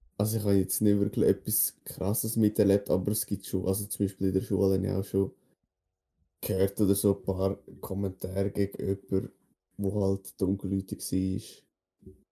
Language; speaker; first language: German; early bilingual, other home language; Dutch